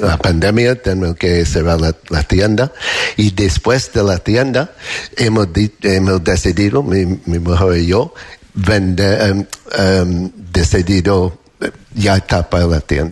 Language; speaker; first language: Spanish; non-native, learner; English